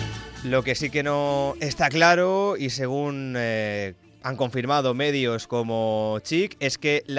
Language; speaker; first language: Spanish; native; Spanish